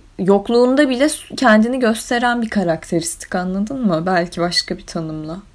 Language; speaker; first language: Turkish; native; Turkish